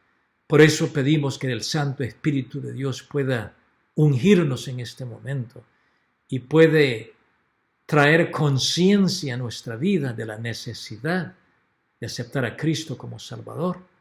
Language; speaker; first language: Spanish; native; Spanish